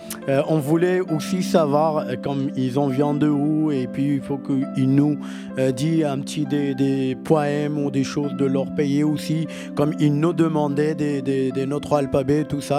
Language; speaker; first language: French; non-native, learner; Pashto